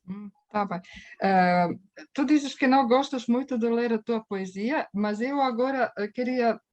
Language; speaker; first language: Portuguese; non-native, fluent; Croatian